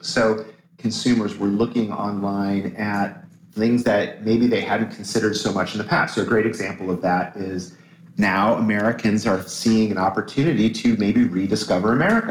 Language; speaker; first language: English; native; English